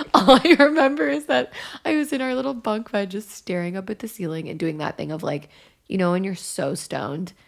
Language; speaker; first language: English; native; English